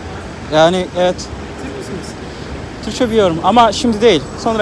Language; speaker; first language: Turkish; non-native, learner; Kazakh